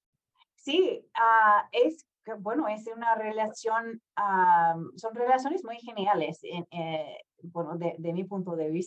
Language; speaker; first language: Spanish; non-native, fluent; English